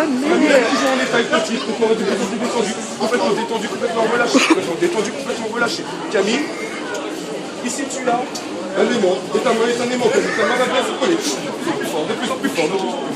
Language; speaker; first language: French; native; French